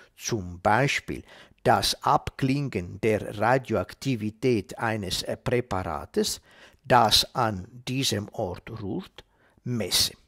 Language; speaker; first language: German; non-native, fluent; Italian